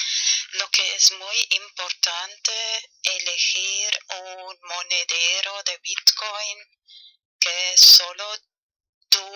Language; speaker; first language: Spanish; non-native, fluent; German